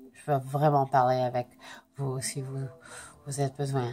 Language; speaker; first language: French; non-native, fluent; English